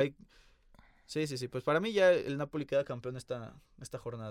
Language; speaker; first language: Spanish; native; Spanish